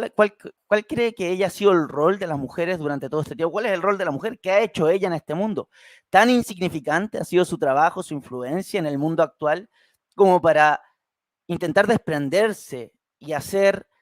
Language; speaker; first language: Spanish; native; Spanish